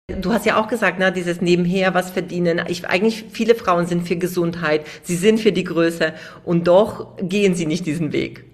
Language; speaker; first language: German; native; German